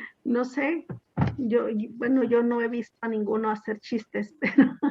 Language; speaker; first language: Spanish; native; Spanish